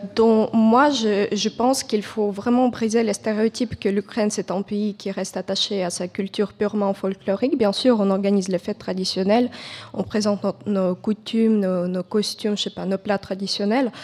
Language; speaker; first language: French; non-native, fluent; Ukrainian